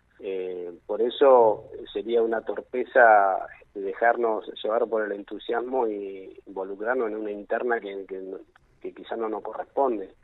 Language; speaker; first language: Spanish; native; Spanish